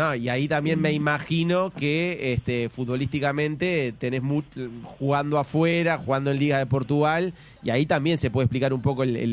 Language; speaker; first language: Spanish; native; Spanish